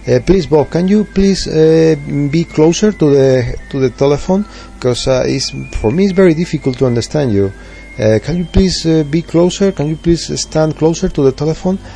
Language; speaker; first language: English; non-native, fluent; Spanish